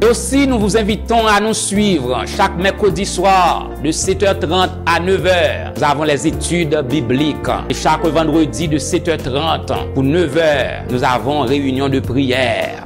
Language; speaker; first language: French; native; French